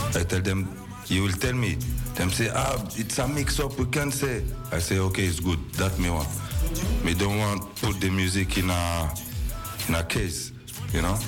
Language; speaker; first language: English; non-native, learner; French